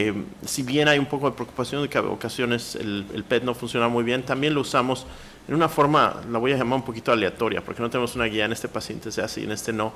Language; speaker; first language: Spanish; native; Spanish